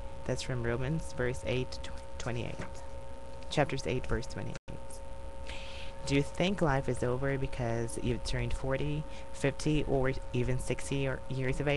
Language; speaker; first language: English; native; English